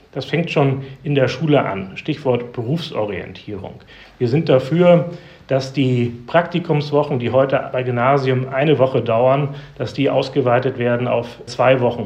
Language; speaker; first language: German; native; German